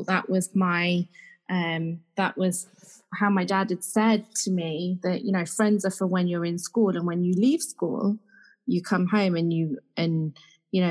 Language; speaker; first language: English; native; English